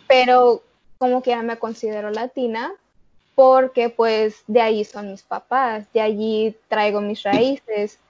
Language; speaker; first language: Spanish; early bilingual, heritage; Spanish